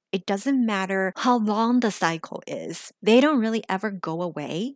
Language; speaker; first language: English; early bilingual, other home language; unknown